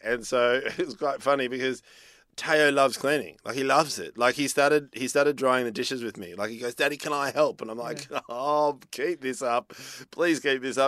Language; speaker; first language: English; native; English